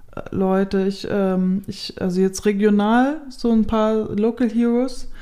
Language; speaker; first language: German; native; German